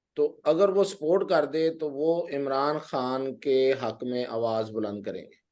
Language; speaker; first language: Urdu; non-native, local second language; Punjabi